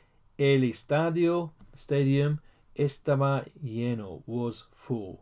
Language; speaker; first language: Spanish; non-native, fluent; English